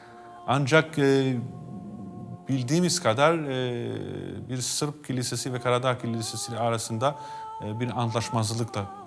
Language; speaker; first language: Turkish; non-native, fluent; Albanian